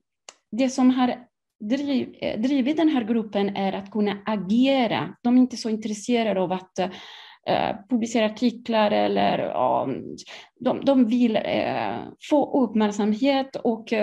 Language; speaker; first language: Swedish; non-native, fluent; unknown